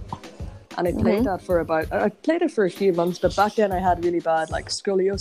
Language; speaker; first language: English; native; English